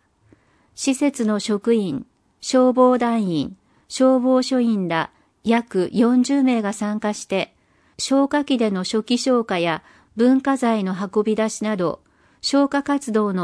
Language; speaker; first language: Japanese; native; Japanese